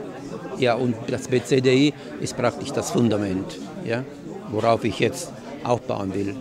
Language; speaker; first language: German; non-native, fluent; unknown